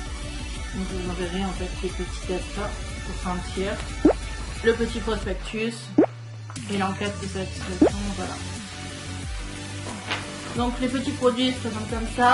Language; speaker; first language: French; native; French